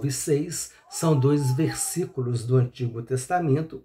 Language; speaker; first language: Portuguese; native; Portuguese